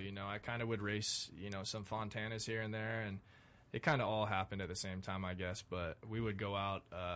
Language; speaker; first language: English; native; English